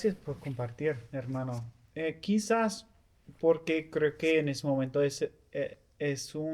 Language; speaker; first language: Spanish; non-native, fluent; English